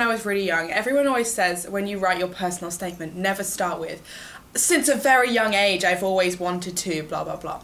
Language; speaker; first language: English; native; English